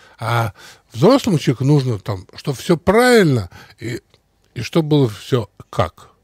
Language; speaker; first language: Russian; native; Russian